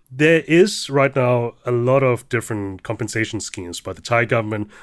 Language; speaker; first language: English; early bilingual, heritage; German